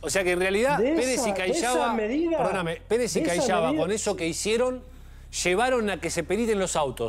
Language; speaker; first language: Spanish; native; Spanish